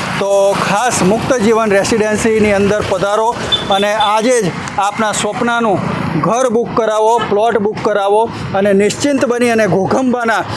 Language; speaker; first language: Gujarati; native; Gujarati